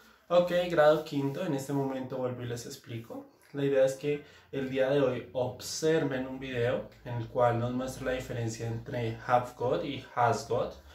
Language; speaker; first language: Spanish; native; Spanish